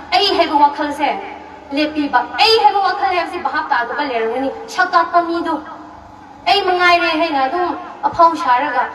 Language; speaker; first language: Manipuri; non-native, local second language; Tangkhul Naga (India)